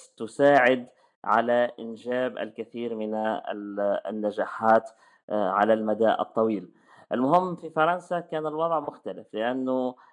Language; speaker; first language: Arabic; native; Arabic